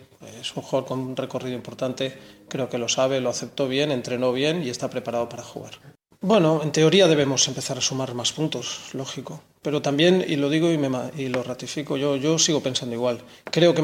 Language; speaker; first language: Spanish; native; Spanish